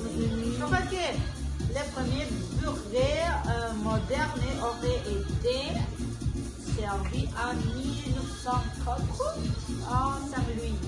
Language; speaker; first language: French; non-native, learner; Spanish